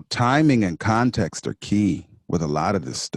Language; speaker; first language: English; native; English